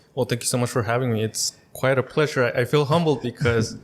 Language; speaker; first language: English; early bilingual, other home language; Spanish